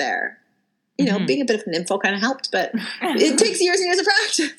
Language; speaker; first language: English; native; English